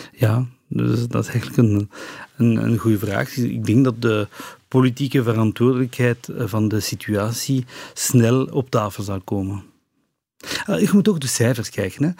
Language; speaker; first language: Dutch; non-native, local second language; French